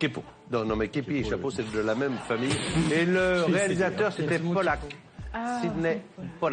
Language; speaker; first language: French; native; French